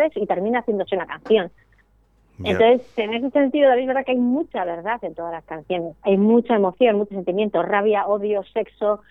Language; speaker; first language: Spanish; native; Spanish